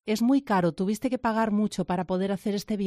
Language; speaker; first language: Spanish; native; Spanish